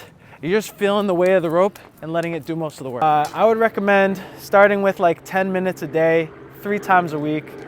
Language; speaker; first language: English; native; English